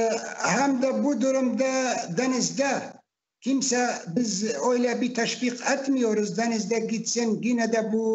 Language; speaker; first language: Turkish; non-native, fluent; Arabic